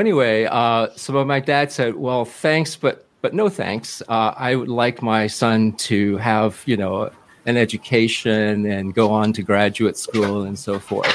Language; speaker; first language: English; early bilingual, other home language; Cantonese